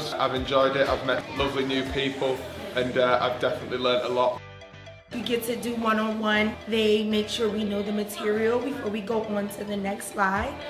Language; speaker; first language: English; native; English